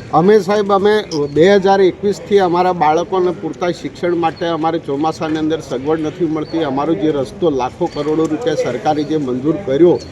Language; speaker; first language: Gujarati; native; Gujarati